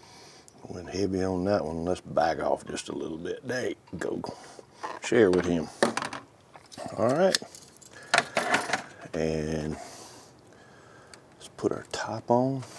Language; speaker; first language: English; native; English